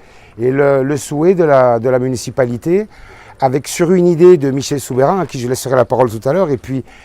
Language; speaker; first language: French; native; French